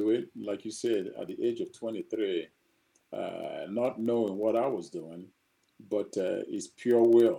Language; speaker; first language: English; non-native, local second language; Igbo